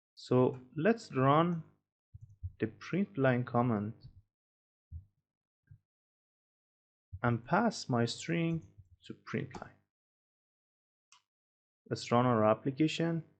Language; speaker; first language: English; non-native, fluent; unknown